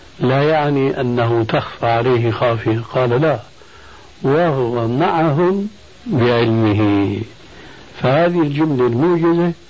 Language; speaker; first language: Arabic; early bilingual, other home language; Albanian